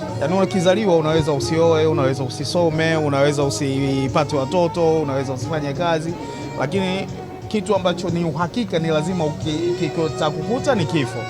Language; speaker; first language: Swahili; native; Swahili